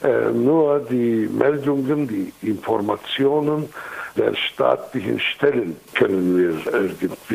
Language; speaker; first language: German; non-native, fluent; Kurdish